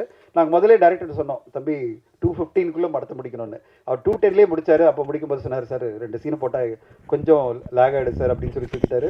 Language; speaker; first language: Tamil; native; Tamil